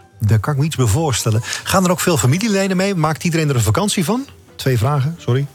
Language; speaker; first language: Dutch; native; Dutch